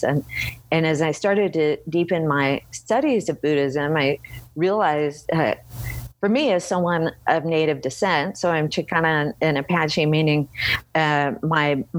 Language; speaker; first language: English; native; English